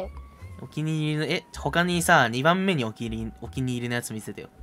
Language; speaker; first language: Japanese; native; Japanese